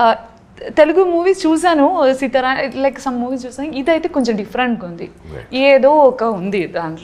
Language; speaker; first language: Telugu; non-native, learner; Malayalam